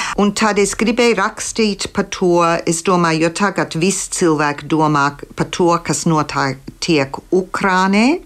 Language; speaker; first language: Latvian; early bilingual, heritage; Latvian